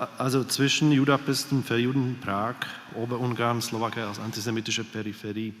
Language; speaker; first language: German; non-native, fluent; Slovak